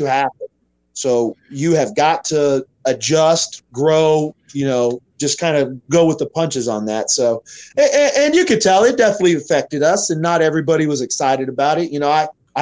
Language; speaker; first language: English; native; English